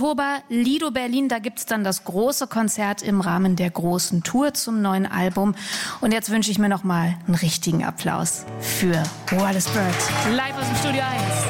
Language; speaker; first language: German; native; German